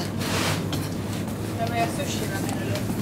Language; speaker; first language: Swedish; native; Swedish